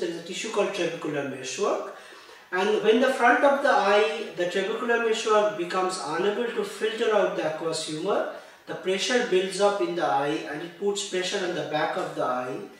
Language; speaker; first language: English; non-native, local second language; Bangla